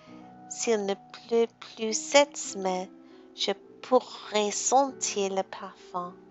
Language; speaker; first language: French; non-native, learner; English